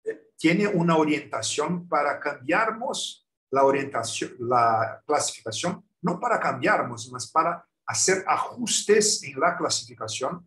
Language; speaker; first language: Spanish; non-native, learner; Portuguese